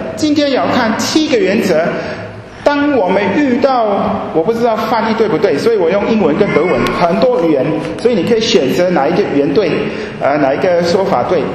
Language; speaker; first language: Chinese; non-native, fluent; German